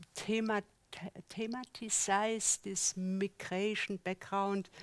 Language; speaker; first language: English; non-native, learner; German